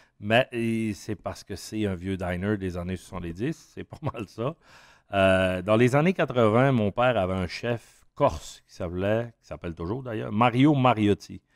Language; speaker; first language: French; native; French